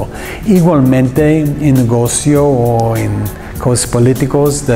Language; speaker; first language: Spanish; non-native, learner; English